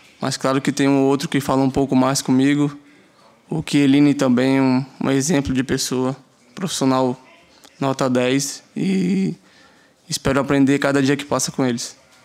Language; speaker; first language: Portuguese; native; Portuguese